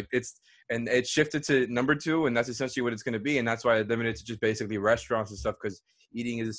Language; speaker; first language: English; native; English